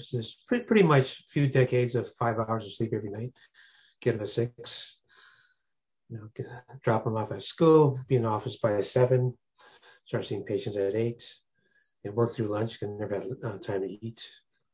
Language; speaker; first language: English; early bilingual, other home language; Cantonese